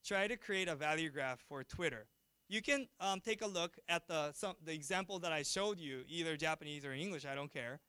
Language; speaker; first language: English; non-native, fluent; Japanese